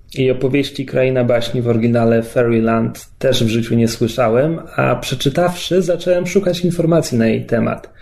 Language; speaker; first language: Polish; native; Polish